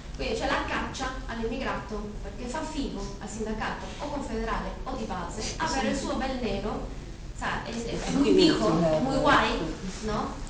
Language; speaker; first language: Italian; non-native, fluent; Spanish